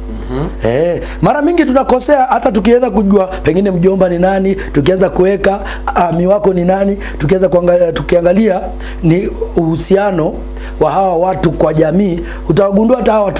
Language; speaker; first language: Swahili; native; Swahili